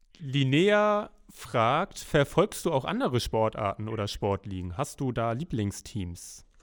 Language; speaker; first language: German; native; German